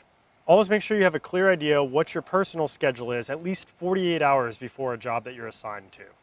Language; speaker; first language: English; native; English